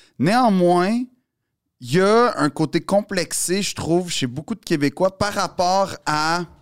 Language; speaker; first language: French; native; French